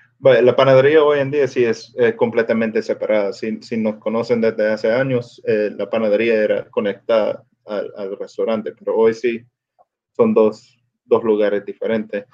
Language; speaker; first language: Spanish; early bilingual, other home language; English